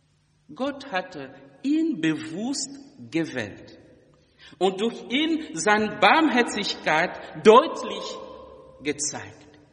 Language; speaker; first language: German; non-native, fluent; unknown